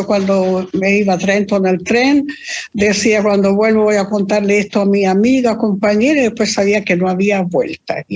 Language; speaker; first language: Spanish; early bilingual, other home language; Italian